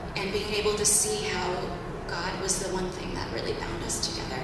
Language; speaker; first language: English; native; English